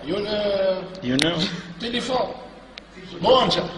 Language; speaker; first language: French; non-native, learner; Arabic